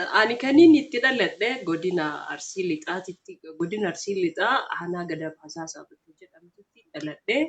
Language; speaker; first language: Oromo; native; Oromo